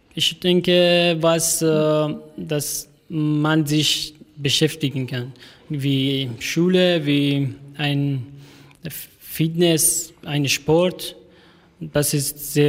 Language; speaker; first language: German; non-native, learner; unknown